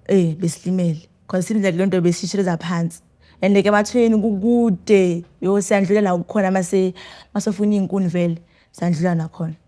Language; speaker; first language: Zulu; non-native, local second language; Tsonga